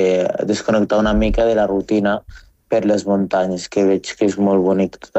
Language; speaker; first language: Catalan; non-native, fluent; Arabic